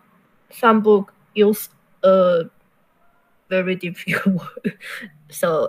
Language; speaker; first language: English; non-native, learner; Chinese